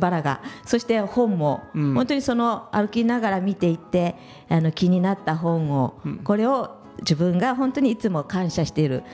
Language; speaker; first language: Japanese; native; Japanese